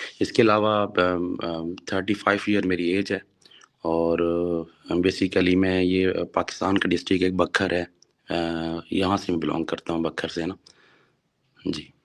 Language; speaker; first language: Urdu; non-native, local second language; Saraiki